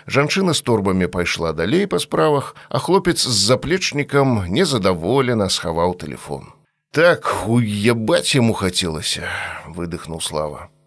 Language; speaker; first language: Belarusian; native; Belarusian